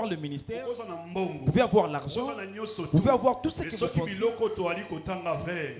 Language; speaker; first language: French; non-native, local second language; Lingala